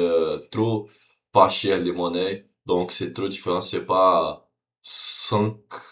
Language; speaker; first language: French; non-native, learner; Portuguese